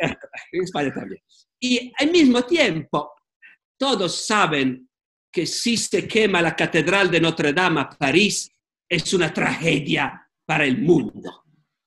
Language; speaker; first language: Spanish; non-native, fluent; Italian